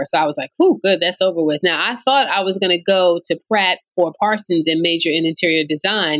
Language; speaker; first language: English; native; English